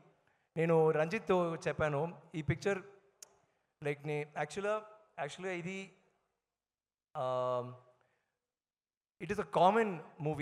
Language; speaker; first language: Telugu; non-native, learner; Tamil